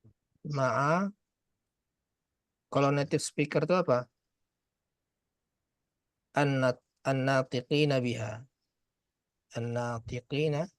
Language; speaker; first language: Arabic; non-native, fluent; Indonesian